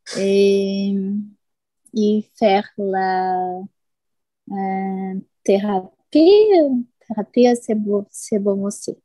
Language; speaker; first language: French; non-native, learner; Portuguese